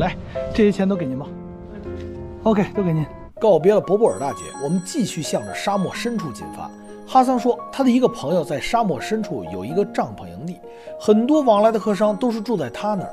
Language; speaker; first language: Chinese; native; Chinese